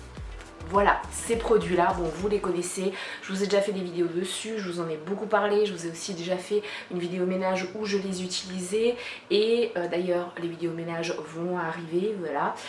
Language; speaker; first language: French; native; French